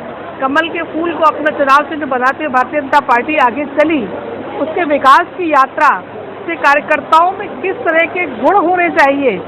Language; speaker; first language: Hindi; native; Hindi